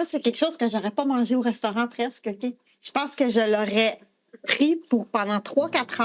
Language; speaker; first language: French; native; French